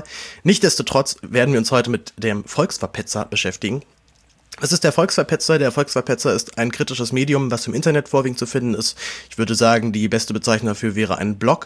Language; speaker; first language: German; native; German